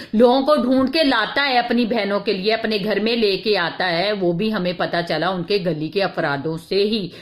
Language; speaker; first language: Urdu; native; Urdu